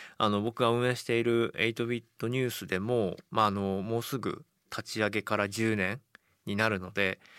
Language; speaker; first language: Japanese; native; Japanese